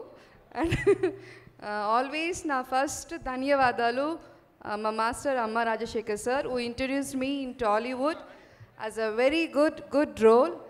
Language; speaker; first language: Telugu; non-native, learner; Tamil